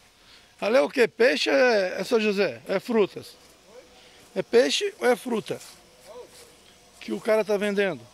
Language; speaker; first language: Portuguese; native; Portuguese